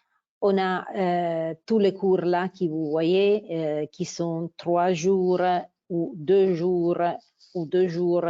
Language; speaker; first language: French; non-native, fluent; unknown